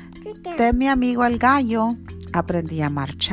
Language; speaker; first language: Spanish; early bilingual, heritage; Spanish